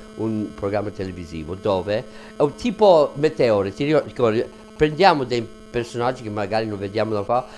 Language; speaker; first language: Italian; non-native, fluent; English